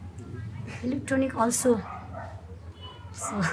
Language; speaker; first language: English; non-native, learner; Nepali